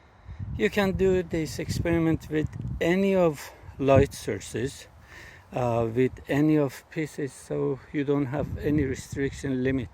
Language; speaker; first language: English; non-native, fluent; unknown